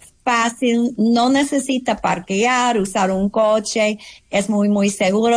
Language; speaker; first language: Spanish; non-native, fluent; English